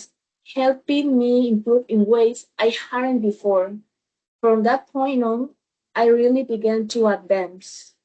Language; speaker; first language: English; non-native, learner; Spanish